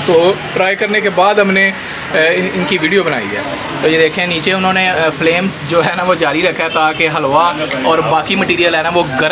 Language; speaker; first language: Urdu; non-native, local second language; Punjabi